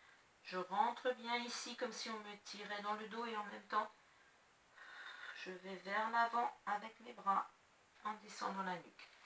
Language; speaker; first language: French; native; French